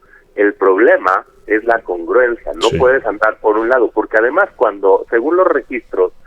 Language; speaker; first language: Spanish; native; Spanish